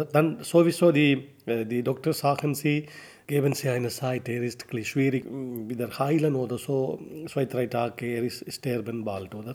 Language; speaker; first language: German; non-native, learner; Tamil